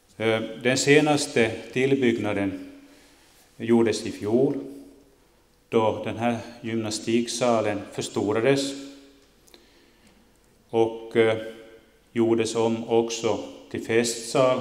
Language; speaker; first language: Swedish; native; Swedish